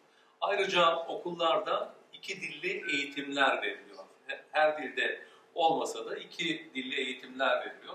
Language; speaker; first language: Turkish; early bilingual, heritage; Turkish